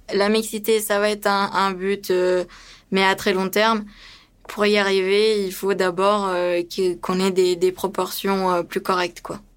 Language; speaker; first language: French; early bilingual, other home language; Romanian